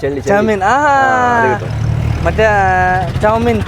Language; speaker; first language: Malayalam; non-native, learner; Bangla